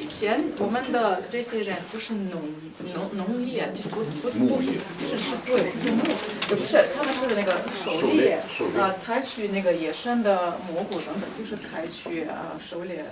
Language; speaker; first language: Chinese; non-native, fluent; Russian